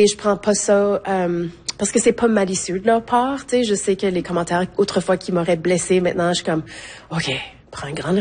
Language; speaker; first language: French; native; French